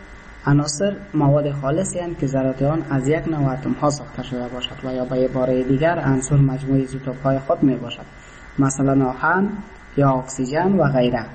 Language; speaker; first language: Persian; native; Persian